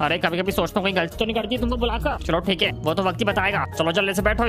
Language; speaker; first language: Hindi; native; Hindi